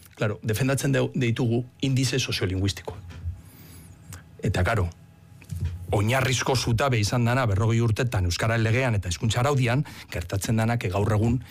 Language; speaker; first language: Basque; non-native, local second language; Spanish